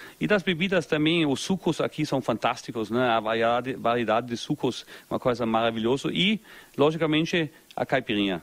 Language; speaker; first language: Portuguese; non-native, fluent; German